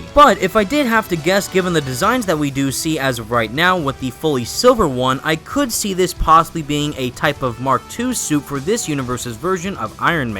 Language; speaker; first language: English; native; English